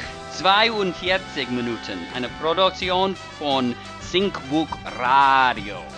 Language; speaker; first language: German; non-native, learner; English